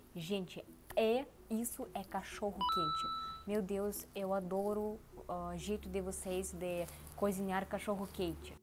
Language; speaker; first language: Portuguese; non-native, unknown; Russian